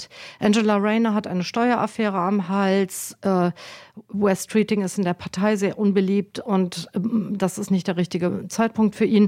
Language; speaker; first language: German; native; German